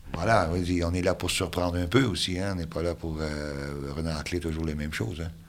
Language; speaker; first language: French; native; French